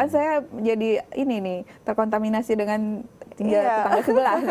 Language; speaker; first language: Indonesian; native; Indonesian